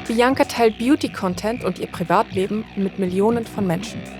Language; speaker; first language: German; native; German